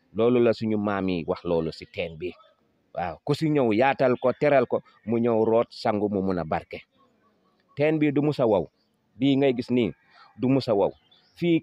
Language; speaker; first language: Wolof; non-native, local second language; Jola-Fonyi